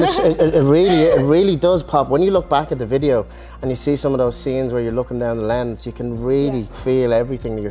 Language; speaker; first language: English; native; English